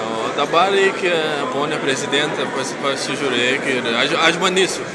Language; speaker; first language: Lithuanian; non-native, learner; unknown